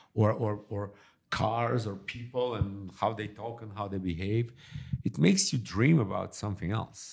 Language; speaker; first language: English; early bilingual, other home language; Russian